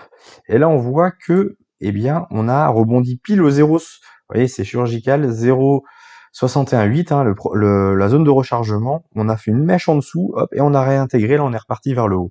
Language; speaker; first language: French; native; French